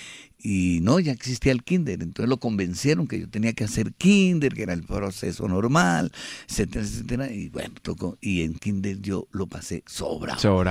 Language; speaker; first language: Spanish; native; Spanish